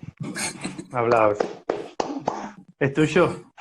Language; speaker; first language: Spanish; native; Spanish